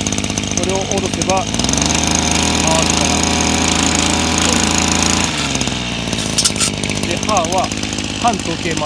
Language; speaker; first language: Japanese; native; Japanese